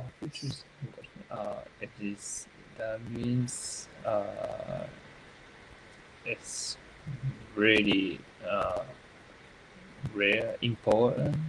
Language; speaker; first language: English; non-native, learner; Japanese